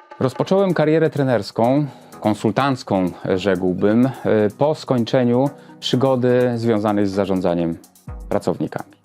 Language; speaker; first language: Polish; native; Polish